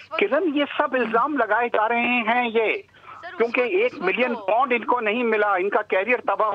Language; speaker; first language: Urdu; native; Urdu